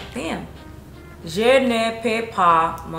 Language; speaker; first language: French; non-native, learner; Haitian Creole